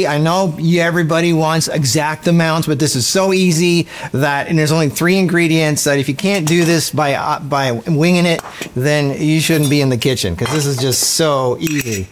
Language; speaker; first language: English; native; English